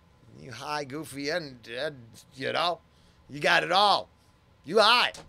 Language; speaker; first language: English; native; English